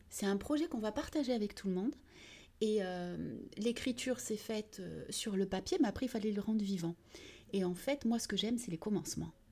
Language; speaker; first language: French; early bilingual, other home language; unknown